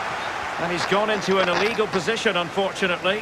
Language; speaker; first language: English; native; English